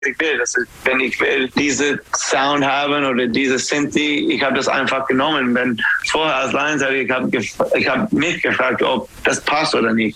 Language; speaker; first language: German; non-native, learner; English